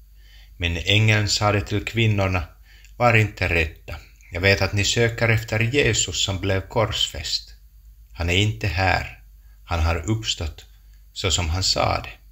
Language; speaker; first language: Swedish; non-native, local second language; Finnish